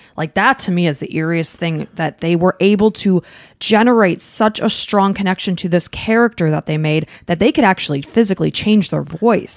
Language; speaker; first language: English; native; English